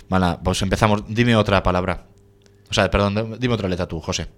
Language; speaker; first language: Spanish; native; Spanish